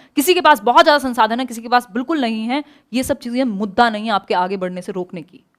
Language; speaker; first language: Hindi; native; Hindi